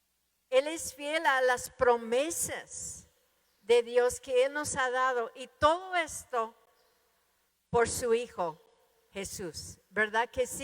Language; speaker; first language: Spanish; non-native, fluent; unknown